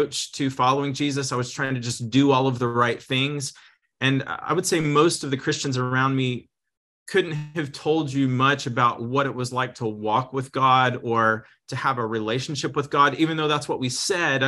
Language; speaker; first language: English; native; English